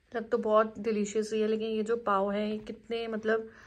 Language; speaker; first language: Hindi; native; Hindi